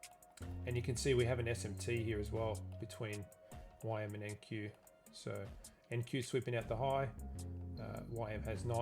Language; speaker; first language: English; native; English